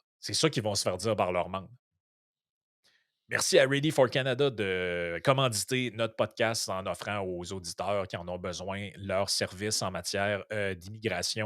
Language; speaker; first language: French; native; French